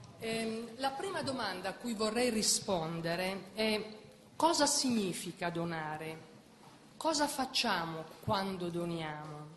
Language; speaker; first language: Italian; native; Italian